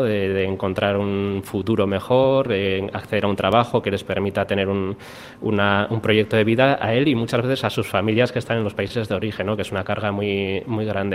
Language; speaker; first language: Spanish; native; Spanish